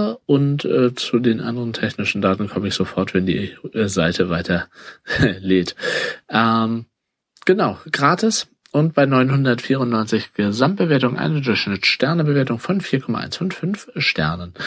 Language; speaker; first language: German; native; German